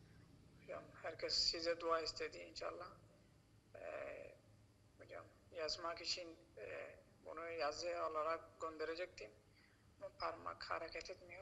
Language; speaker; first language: Turkish; non-native, learner; Rohingya